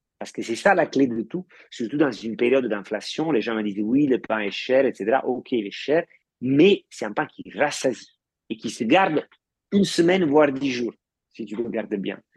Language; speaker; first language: French; non-native, fluent; Italian